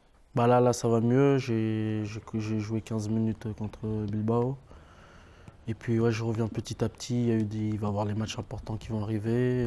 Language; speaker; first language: French; native; French